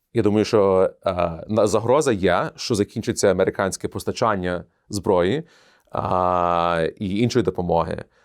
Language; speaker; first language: Ukrainian; early bilingual, heritage; Ukrainian